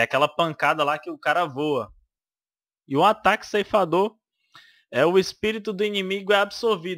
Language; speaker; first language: Portuguese; native; Portuguese